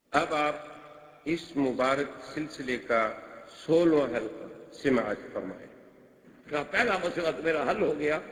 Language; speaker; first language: Urdu; non-native, local second language; Punjabi